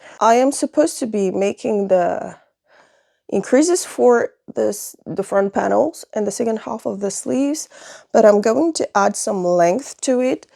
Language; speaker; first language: English; non-native, fluent; French